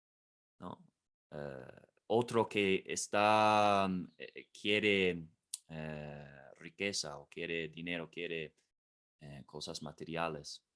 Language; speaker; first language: Spanish; non-native, fluent; English